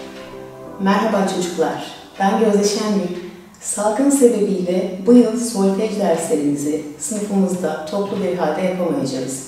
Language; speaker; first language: Turkish; native; Turkish